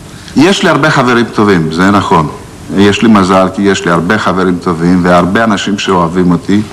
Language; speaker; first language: Hebrew; non-native, fluent; Greek